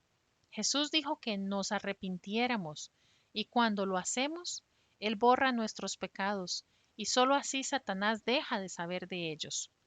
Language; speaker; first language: Spanish; native; Spanish